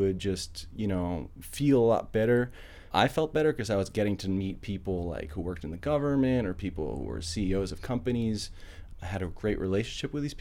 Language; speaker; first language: English; native; English